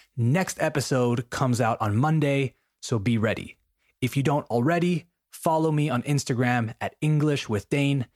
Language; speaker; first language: English; non-native, fluent; Spanish